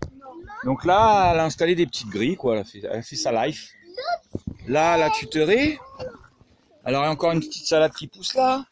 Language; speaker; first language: French; native; French